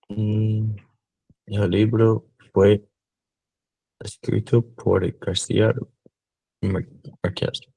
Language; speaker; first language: Spanish; non-native, learner; English